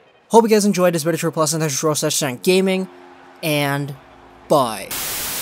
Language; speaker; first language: English; native; English